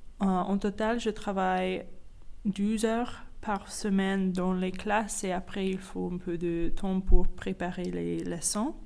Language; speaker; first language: French; non-native, fluent; English